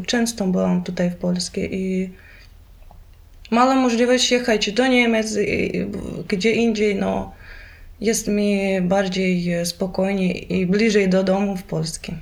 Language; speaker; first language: Polish; non-native, learner; Ukrainian